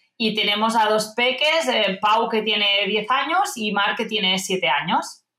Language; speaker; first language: Spanish; non-native, local second language; Catalan